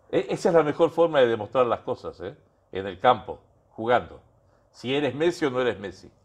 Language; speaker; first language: Spanish; native; Spanish